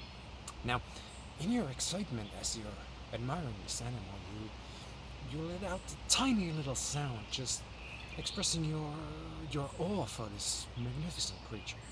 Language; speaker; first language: English; non-native, fluent; Finnish